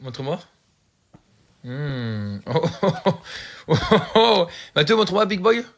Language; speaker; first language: French; native; French